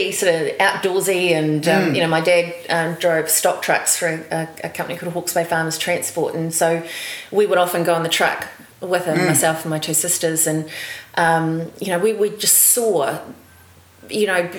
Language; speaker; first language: English; native; English